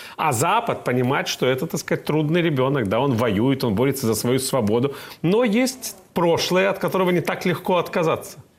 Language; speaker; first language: Russian; native; Russian